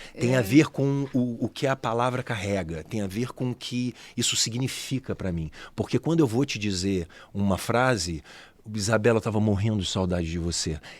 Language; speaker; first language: Portuguese; native; Portuguese